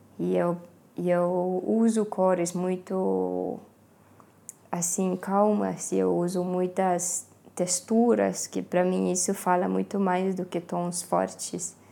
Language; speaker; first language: Portuguese; non-native, fluent; Estonian